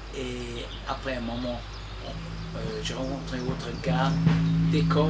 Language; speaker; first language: French; non-native, fluent; English